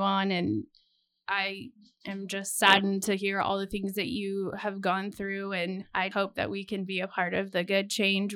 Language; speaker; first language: English; native; English